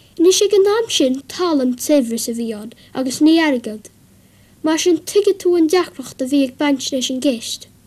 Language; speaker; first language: Irish; native; Irish